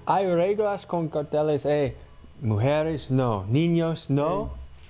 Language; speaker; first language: Spanish; non-native, learner; English